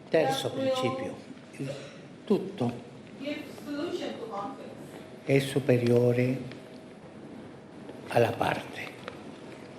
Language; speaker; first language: Italian; early bilingual, heritage; Spanish